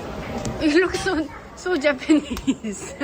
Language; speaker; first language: English; non-native, learner; Korean